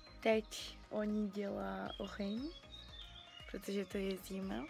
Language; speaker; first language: Czech; non-native, learner; Portuguese